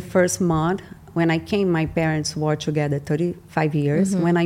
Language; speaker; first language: English; non-native, learner; Portuguese